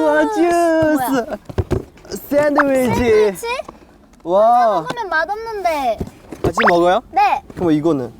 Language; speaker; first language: Korean; non-native, fluent; Chinese